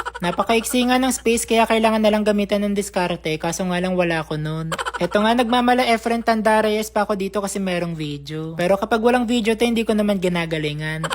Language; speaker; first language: Filipino; non-native, local second language; Cebuano